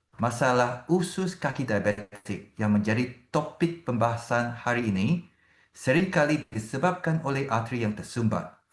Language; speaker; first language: Malay; non-native, local second language; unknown